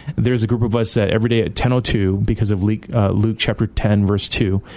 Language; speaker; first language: English; native; English